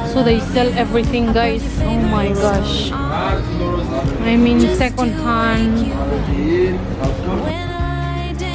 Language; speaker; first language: English; non-native, local second language; Filipino